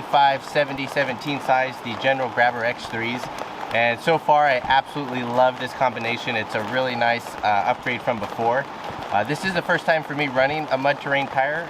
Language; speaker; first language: English; native; English